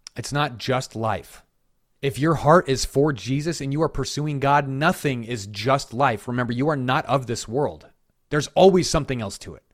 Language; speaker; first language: English; native; English